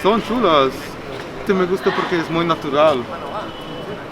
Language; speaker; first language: Spanish; non-native, fluent; English